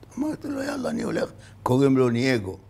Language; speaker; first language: Hebrew; non-native, fluent; Arabic